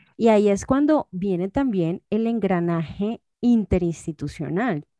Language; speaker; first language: Spanish; native; Spanish